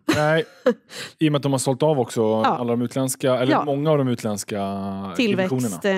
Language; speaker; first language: Swedish; native; Swedish